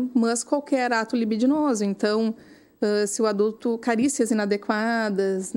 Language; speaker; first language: Portuguese; native; Portuguese